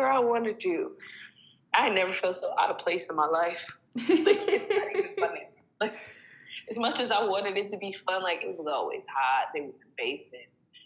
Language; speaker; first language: English; native; English